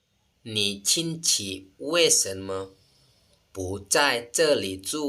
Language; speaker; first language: Chinese; non-native, fluent; Lao